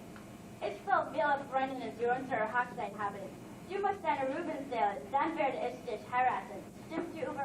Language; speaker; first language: German; non-native, learner; English